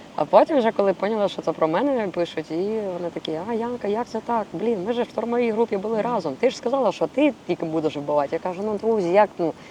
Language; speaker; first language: Ukrainian; non-native, local second language; Russian